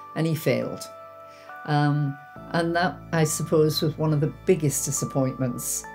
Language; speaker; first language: English; native; English